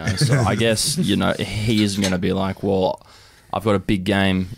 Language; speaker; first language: English; native; English